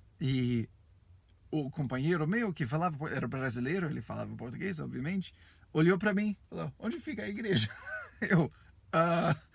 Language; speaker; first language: Portuguese; non-native, fluent; English